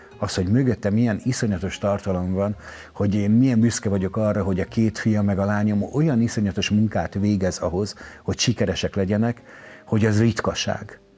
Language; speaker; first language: Hungarian; native; Hungarian